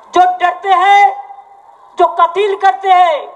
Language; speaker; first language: Hindi; non-native, local second language; Bangla